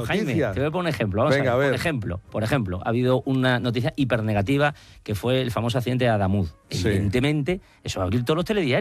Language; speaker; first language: Spanish; native; Spanish